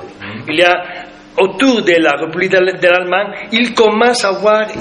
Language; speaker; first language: French; non-native, fluent; Spanish